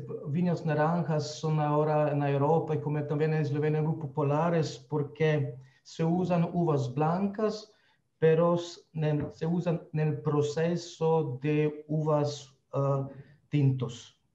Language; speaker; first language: Spanish; non-native, fluent; Slovenian